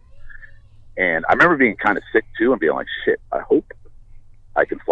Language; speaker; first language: English; native; English